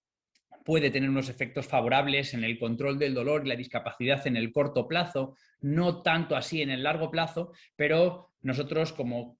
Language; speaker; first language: Spanish; native; Spanish